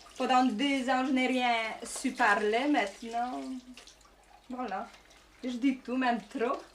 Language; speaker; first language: French; non-native, learner; Polish